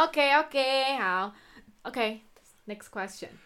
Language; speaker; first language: English; non-native, fluent; Chinese